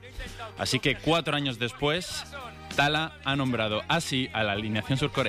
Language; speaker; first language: Spanish; native; Spanish